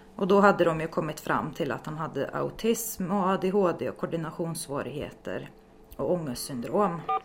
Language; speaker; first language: Swedish; native; Swedish